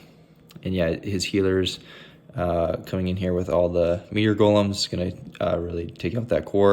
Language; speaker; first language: English; native; English